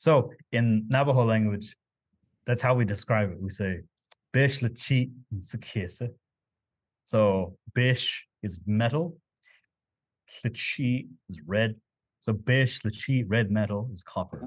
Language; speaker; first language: English; early bilingual, other home language; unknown